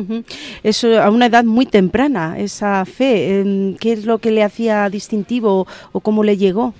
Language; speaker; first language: Spanish; native; Spanish